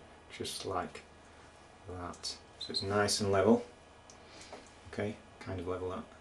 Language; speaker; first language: English; native; English